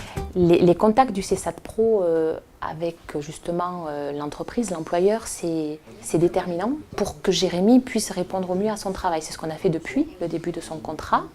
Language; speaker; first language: French; native; French